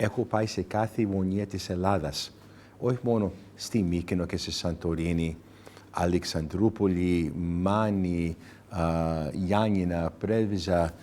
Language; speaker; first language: Greek; early bilingual, heritage; English